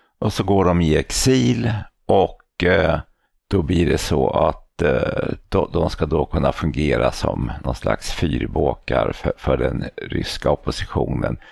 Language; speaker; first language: Swedish; native; Swedish